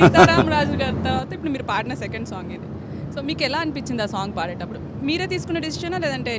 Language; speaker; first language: Telugu; native; Telugu